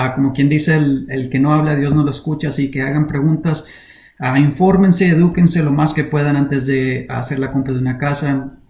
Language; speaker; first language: Spanish; early bilingual, heritage; Spanish